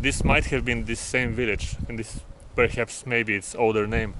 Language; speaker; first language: English; non-native, fluent; Bulgarian